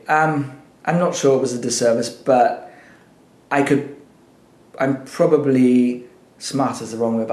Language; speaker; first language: English; native; English